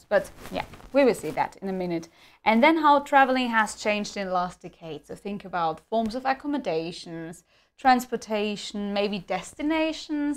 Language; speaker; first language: English; non-native, fluent; German